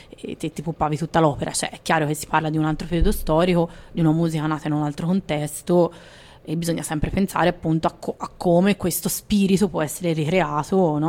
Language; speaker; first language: Italian; native; Italian